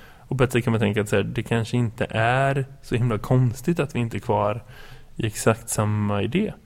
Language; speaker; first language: Swedish; native; Swedish